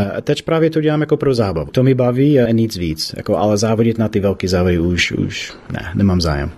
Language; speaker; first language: Czech; non-native, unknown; English